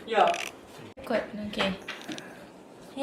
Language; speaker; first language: English; non-native, local second language; Malay